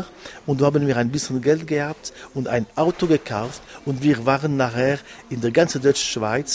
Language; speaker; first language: German; non-native, local second language; French